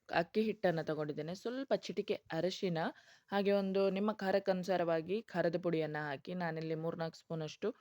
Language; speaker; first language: Kannada; non-native, local second language; Tulu